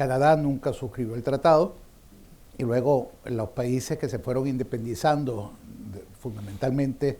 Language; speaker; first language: Spanish; native; Spanish